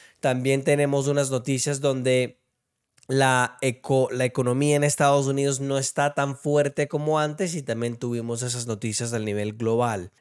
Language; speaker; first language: Spanish; early bilingual, heritage; Spanish